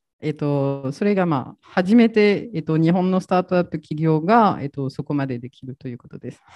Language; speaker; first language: Japanese; non-native, fluent; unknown